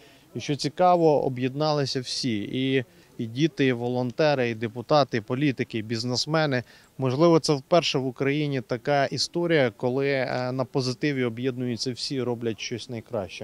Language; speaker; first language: Ukrainian; native; Ukrainian